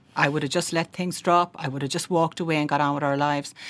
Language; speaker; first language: English; native; English